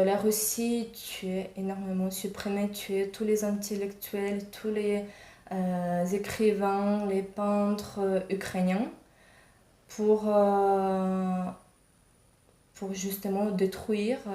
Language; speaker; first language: French; non-native, fluent; Ukrainian